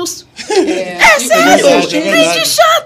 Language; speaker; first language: Portuguese; native; Portuguese